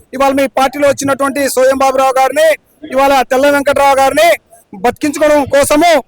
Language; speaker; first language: Telugu; non-native, local second language; Lambadi